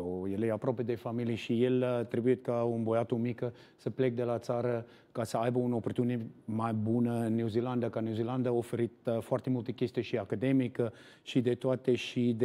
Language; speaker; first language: Romanian; non-native, learner; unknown